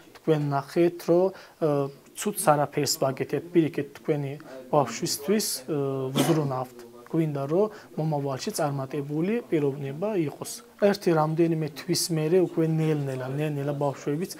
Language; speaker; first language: Georgian; non-native, local second language; Azerbaijani